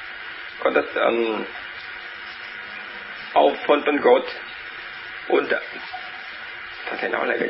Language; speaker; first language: German; non-native, learner; Vietnamese